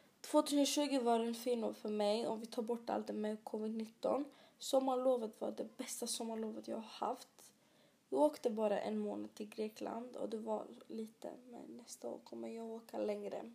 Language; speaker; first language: Swedish; early bilingual, other home language; Greek